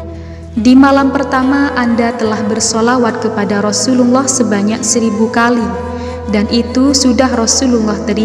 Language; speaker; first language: Indonesian; native; Indonesian